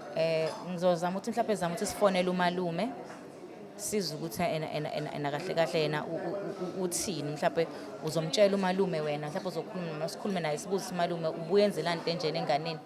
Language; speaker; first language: Zulu; native; Zulu